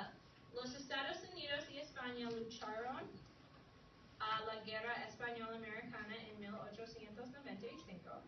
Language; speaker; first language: Spanish; non-native, fluent; English